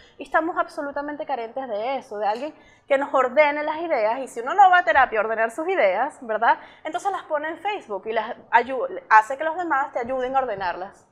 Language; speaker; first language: Spanish; native; Spanish